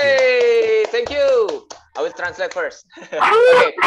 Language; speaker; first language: English; non-native, learner; Indonesian